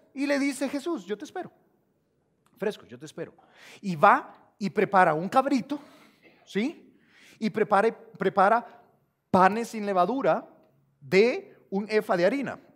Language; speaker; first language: Spanish; native; Spanish